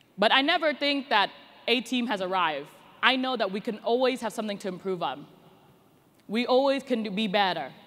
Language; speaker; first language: English; native; English